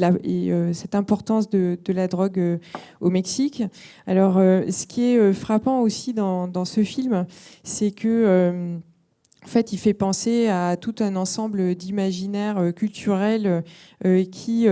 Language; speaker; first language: French; native; French